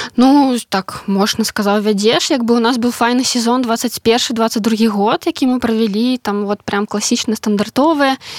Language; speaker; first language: Belarusian; non-native, local second language; Russian